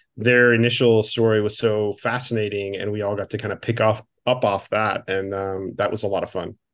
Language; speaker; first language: English; native; English